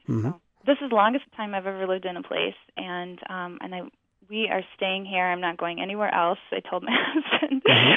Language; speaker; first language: English; native; English